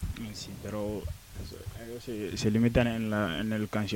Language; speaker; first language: Spanish; non-native, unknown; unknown